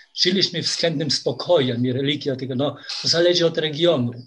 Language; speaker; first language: Polish; non-native, fluent; German